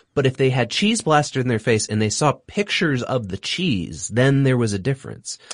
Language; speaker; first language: English; native; English